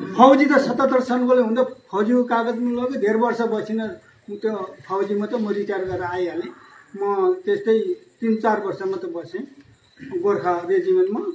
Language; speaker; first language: Nepali; native; Nepali